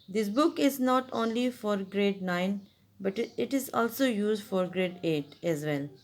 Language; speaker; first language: English; non-native, local second language; Urdu